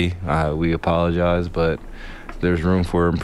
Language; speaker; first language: English; native; English